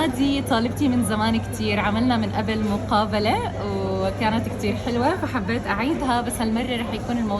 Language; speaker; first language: Arabic; native; Arabic